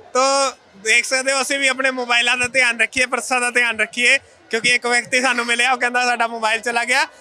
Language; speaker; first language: Hindi; non-native, local second language; Punjabi